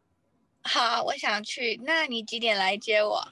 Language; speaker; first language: Chinese; non-native, learner; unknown